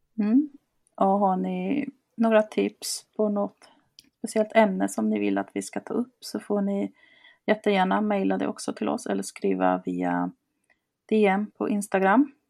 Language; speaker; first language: Swedish; early bilingual, other home language; Spanish